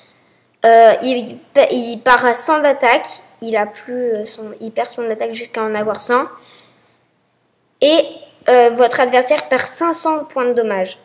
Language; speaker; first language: French; native; French